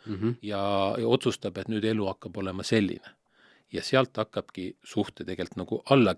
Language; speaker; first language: Estonian; native; Estonian